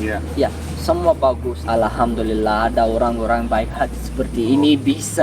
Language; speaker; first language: Indonesian; non-native, learner; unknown